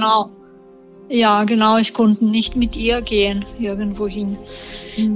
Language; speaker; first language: German; non-native, learner; Italian